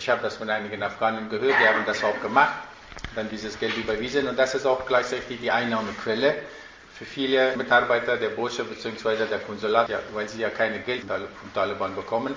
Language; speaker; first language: German; non-native, fluent; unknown